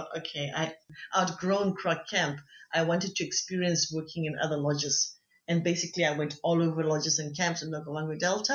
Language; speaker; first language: English; non-native, local second language; Tswana